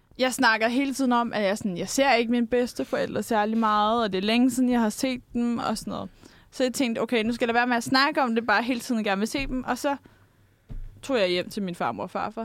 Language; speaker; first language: Danish; native; Danish